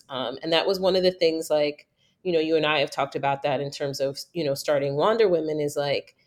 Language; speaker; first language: English; native; English